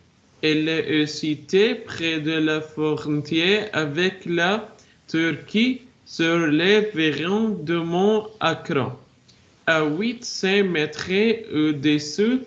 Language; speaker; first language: French; non-native, learner; Arabic